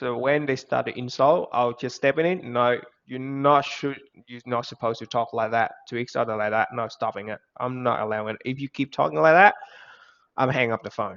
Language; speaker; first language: English; non-native, fluent; Vietnamese